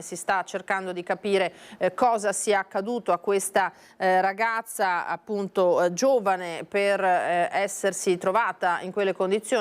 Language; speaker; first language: Italian; native; Italian